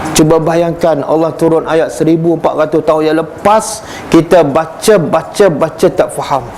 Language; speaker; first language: Malay; native; Malay